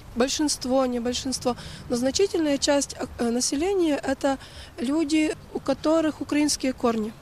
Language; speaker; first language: Russian; non-native, local second language; Ukrainian